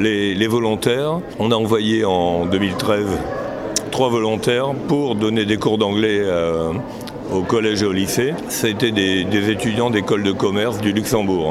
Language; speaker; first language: French; native; French